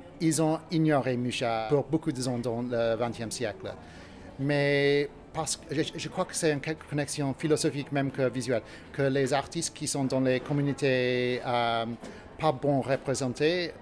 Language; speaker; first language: French; non-native, learner; English